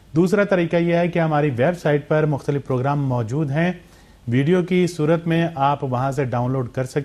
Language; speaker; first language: Urdu; native; Urdu